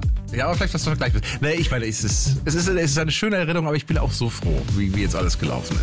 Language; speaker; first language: German; native; German